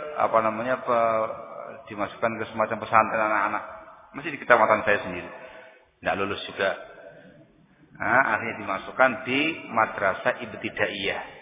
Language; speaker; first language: Indonesian; non-native, local second language; Javanese